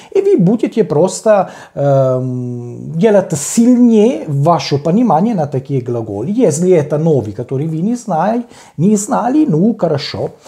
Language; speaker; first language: Russian; non-native, learner; Italian